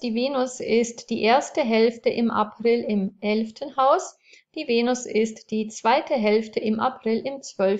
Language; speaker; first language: German; native; German